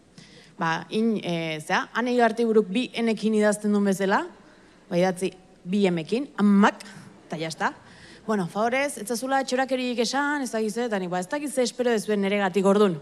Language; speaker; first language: Basque; native; Basque